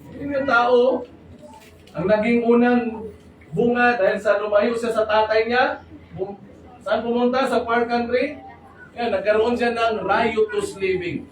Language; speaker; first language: Filipino; non-native, local second language; Cebuano